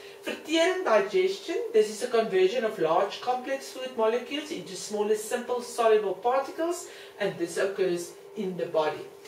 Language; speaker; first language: English; non-native, local second language; Afrikaans